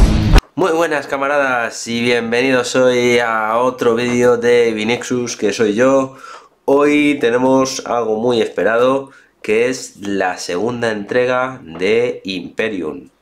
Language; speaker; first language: Spanish; native; Spanish